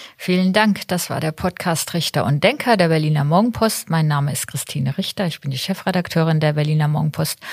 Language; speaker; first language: German; native; German